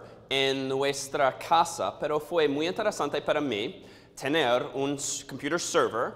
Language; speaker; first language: Spanish; non-native, learner; English